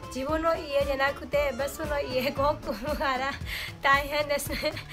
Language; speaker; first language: Japanese; non-native, learner; Burmese